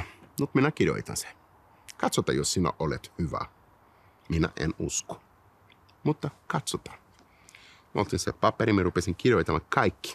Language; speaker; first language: Finnish; non-native, fluent; Portuguese